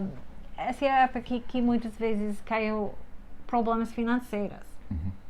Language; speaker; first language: Portuguese; non-native, fluent; English